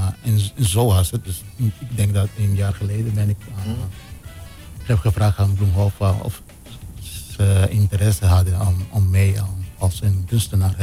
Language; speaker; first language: Dutch; non-native, local second language; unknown